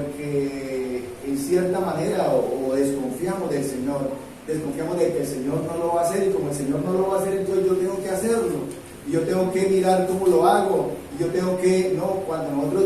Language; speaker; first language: Spanish; native; Spanish